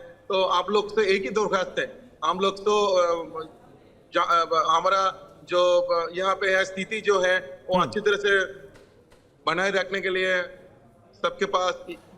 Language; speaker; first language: Hindi; non-native, fluent; Bangla